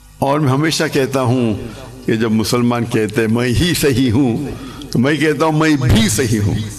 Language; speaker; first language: Urdu; non-native, local second language; English